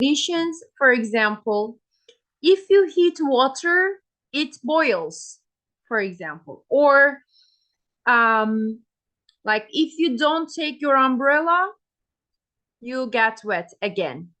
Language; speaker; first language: English; non-native, fluent; Turkish